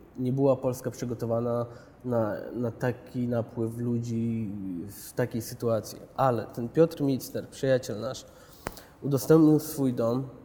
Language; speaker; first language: Polish; early bilingual, other home language; Chechen